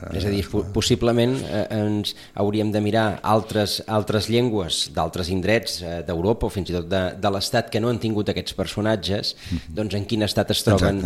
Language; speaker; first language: Catalan; native; Catalan